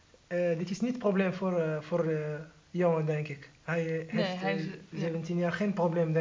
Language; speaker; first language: Dutch; non-native, learner; Arabic